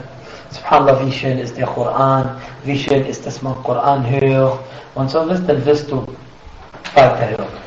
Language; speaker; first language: German; non-native, fluent; Arabic